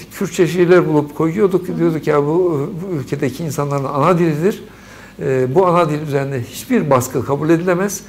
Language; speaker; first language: Turkish; early bilingual, other home language; Uzbek